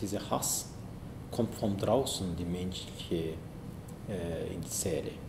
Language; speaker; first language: German; non-native, learner; Zaza